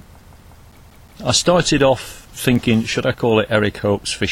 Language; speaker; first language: English; native; English